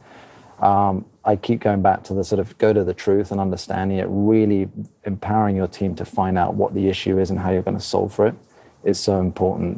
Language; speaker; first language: English; native; English